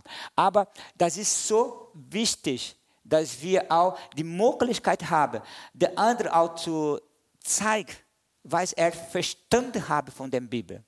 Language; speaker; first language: German; non-native, learner; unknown